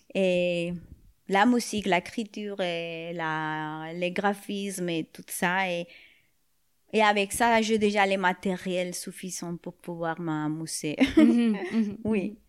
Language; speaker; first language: French; non-native, fluent; Spanish